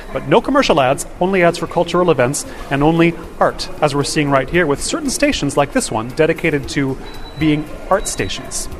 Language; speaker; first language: English; native; English